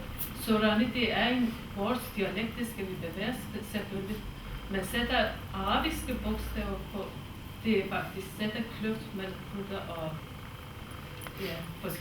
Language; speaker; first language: Danish; non-native, fluent; Kurdish